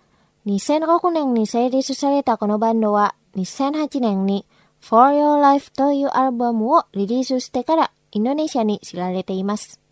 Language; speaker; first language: Japanese; non-native, fluent; Indonesian